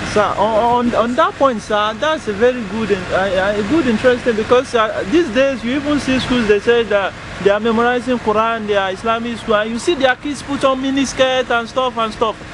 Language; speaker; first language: English; non-native, local second language; Yoruba